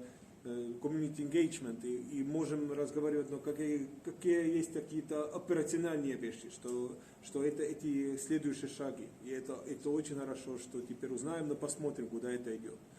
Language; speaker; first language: Russian; non-native, fluent; Estonian